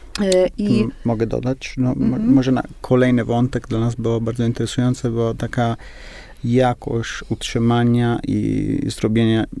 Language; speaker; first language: Polish; non-native, learner; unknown